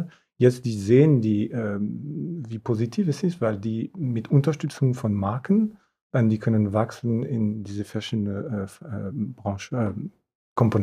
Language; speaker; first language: German; non-native, fluent; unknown